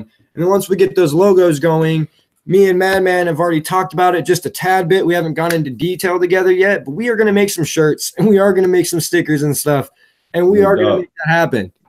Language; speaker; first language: English; native; English